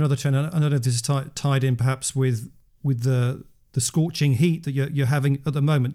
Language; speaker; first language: English; native; English